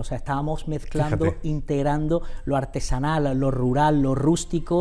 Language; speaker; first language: Spanish; native; Spanish